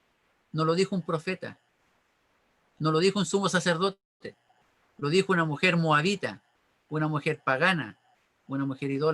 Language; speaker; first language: Spanish; native; Spanish